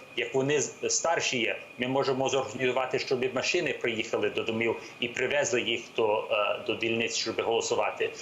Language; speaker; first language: Ukrainian; early bilingual, heritage; English